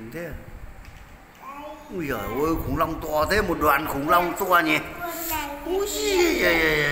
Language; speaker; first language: Vietnamese; native; Vietnamese